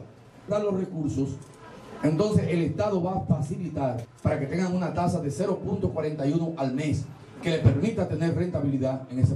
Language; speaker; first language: Spanish; native; Spanish